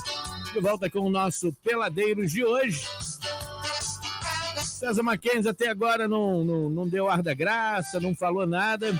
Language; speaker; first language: Portuguese; native; Portuguese